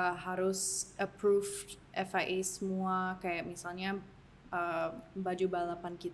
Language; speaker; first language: Indonesian; early bilingual, heritage; English